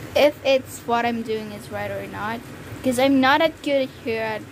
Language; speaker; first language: English; native; English